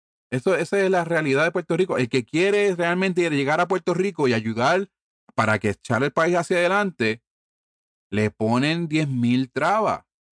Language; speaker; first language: Spanish; early bilingual, heritage; Spanish